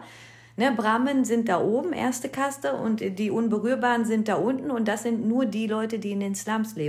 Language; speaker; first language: German; early bilingual, other home language; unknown